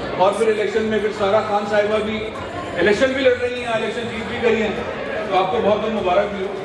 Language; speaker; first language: Urdu; native; Urdu